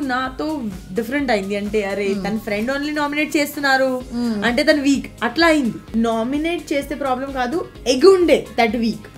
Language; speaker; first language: Telugu; non-native, learner; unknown